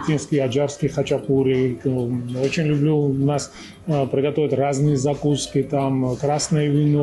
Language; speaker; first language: Russian; non-native, fluent; Georgian